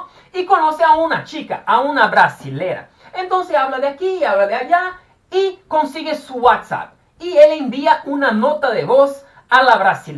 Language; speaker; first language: Spanish; non-native, fluent; Portuguese